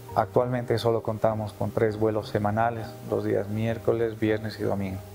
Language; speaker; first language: Spanish; native; Spanish